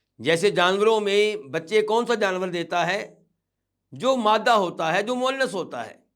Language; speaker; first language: Urdu; native; Urdu